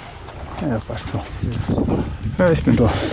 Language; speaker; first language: German; native; German